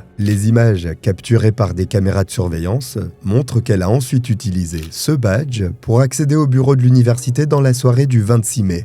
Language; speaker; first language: French; native; French